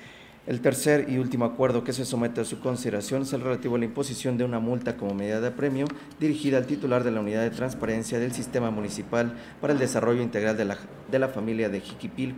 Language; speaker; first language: Spanish; native; Spanish